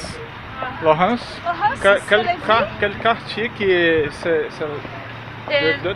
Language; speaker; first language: French; non-native, learner; Portuguese